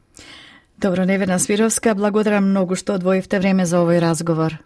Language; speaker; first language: Macedonian; native; Macedonian